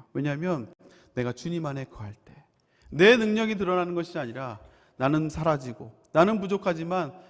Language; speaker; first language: Korean; native; Korean